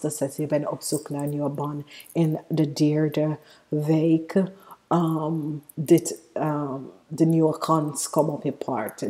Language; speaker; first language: Dutch; non-native, fluent; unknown